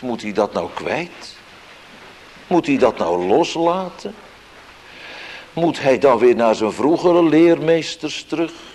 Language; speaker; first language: Dutch; native; Dutch